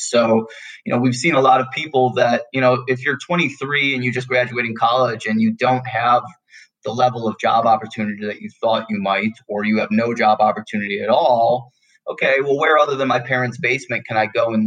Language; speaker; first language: English; native; English